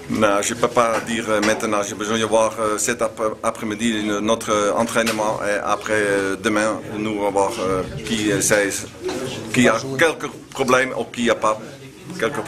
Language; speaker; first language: French; non-native, learner; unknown